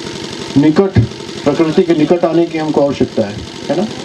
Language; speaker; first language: Hindi; native; Hindi